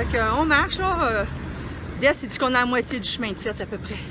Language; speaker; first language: French; native; French